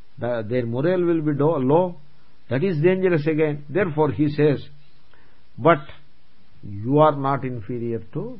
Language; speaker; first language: English; non-native, local second language; Telugu